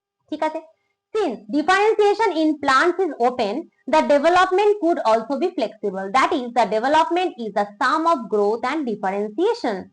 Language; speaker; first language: English; non-native, local second language; Bangla